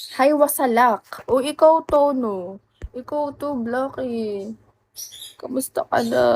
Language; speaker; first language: Filipino; native; Filipino